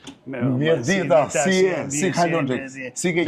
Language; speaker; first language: Albanian; native; Albanian